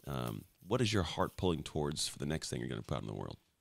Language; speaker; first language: English; native; English